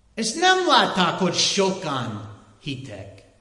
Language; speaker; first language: Hungarian; non-native, learner; English